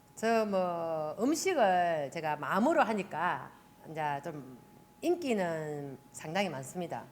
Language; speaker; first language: Korean; native; Korean